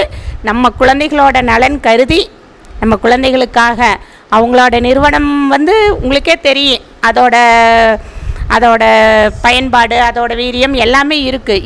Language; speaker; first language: Tamil; native; Tamil